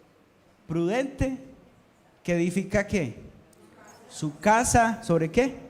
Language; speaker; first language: Spanish; native; Spanish